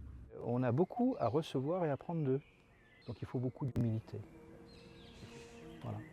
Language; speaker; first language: French; native; French